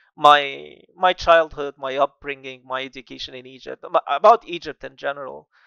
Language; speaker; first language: English; non-native, fluent; Arabic